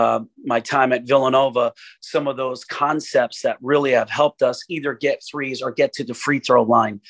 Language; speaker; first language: English; native; English